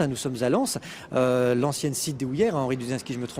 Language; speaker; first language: French; native; French